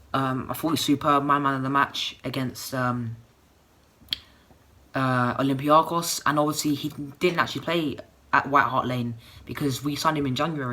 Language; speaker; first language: English; native; English